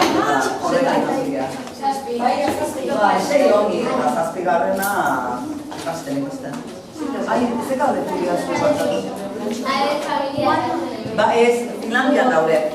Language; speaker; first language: Basque; non-native, fluent; Finnish